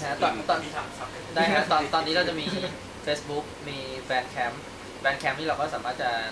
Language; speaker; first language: Thai; native; Thai